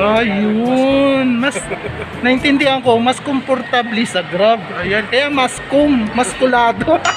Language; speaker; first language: Filipino; non-native, local second language; Hiligaynon